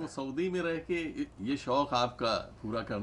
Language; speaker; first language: Hindi; native; Hindi